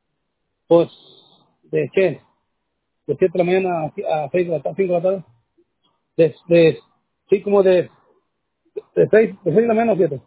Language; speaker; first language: Spanish; native; Spanish